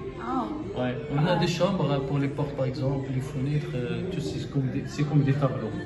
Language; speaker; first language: French; non-native, local second language; Arabic